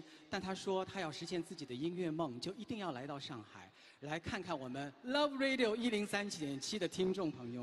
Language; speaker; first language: Chinese; native; Chinese